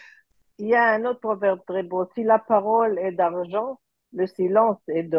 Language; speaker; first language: French; early bilingual, heritage; French